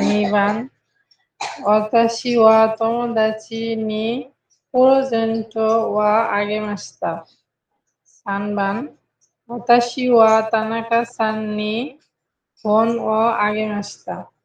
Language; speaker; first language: Japanese; non-native, learner; Bangla